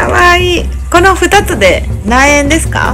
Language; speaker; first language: Japanese; native; Japanese